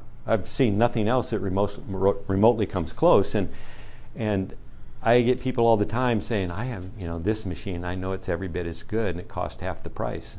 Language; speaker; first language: English; native; English